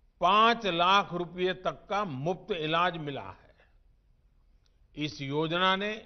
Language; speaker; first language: Hindi; non-native, local second language; Gujarati